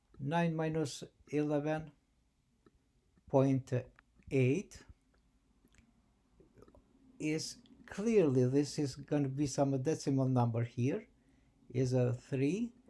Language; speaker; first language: English; non-native, fluent; Albanian